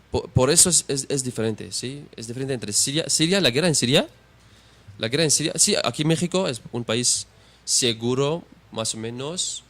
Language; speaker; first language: Spanish; non-native, learner; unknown